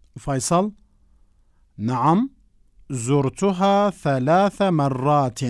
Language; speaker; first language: Arabic; non-native, fluent; Turkish